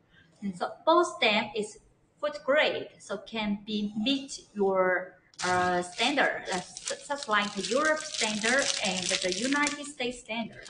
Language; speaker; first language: English; non-native, learner; Chinese